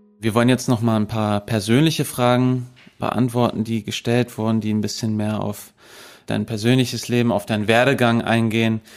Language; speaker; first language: German; native; German